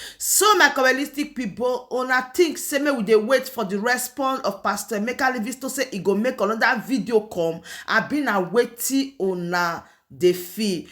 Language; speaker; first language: Nigerian Pidgin; non-native, local second language; Igbo